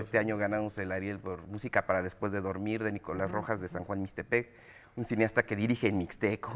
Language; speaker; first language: Spanish; native; Spanish